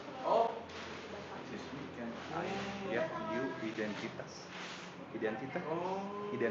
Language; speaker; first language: English; non-native, learner; Indonesian